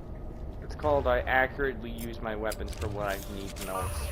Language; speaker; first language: English; native; English